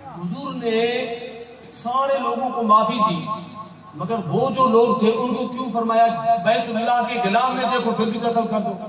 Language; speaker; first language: Urdu; non-native, local second language; Sindhi